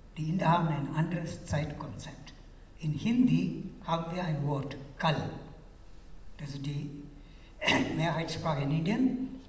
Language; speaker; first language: German; non-native, fluent; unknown